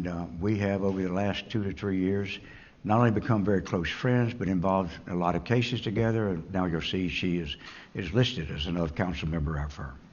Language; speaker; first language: English; native; English